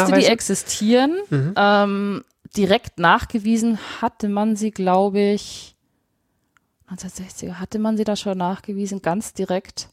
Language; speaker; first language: German; native; German